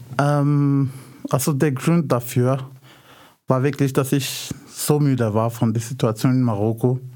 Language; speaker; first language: German; non-native, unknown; Arabic